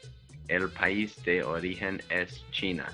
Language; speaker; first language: Spanish; non-native, learner; English